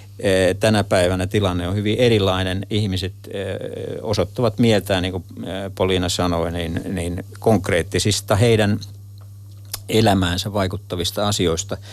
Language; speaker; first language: Finnish; native; Finnish